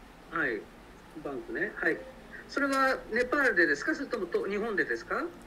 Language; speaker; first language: Japanese; native; Japanese